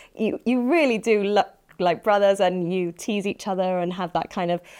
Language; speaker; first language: English; native; English